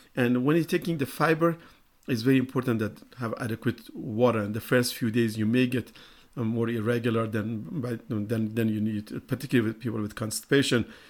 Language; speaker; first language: English; non-native, fluent; Persian